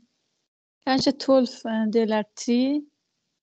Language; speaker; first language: Swedish; non-native, learner; Arabic